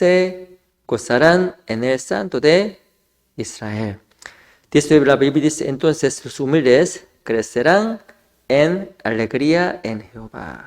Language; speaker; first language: Spanish; non-native, fluent; Korean